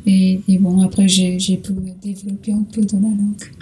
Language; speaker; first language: French; non-native, learner; Portuguese